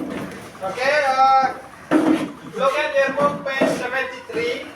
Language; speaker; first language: English; non-native, learner; Indonesian